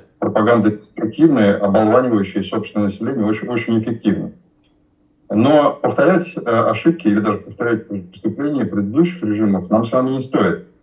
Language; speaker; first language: Russian; native; Russian